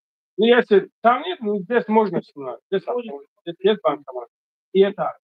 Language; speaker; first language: Russian; non-native, fluent; Tajik